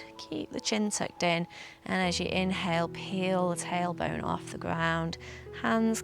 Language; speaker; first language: English; native; English